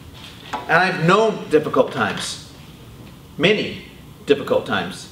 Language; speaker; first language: English; native; English